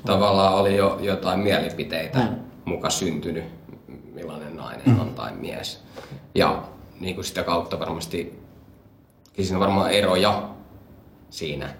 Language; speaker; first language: Finnish; early bilingual, other home language; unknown